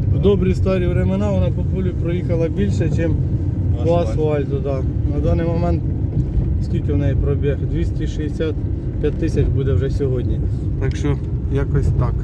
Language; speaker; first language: Ukrainian; native; Ukrainian